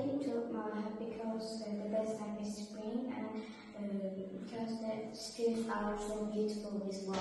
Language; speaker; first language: English; non-native, learner; Azerbaijani